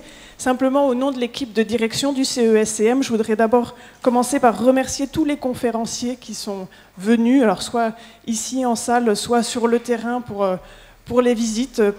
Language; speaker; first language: French; native; French